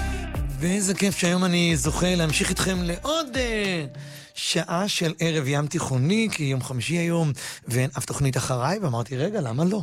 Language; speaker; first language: Hebrew; native; Hebrew